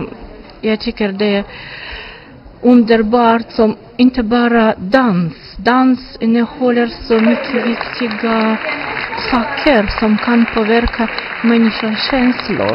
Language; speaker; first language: Swedish; non-native, fluent; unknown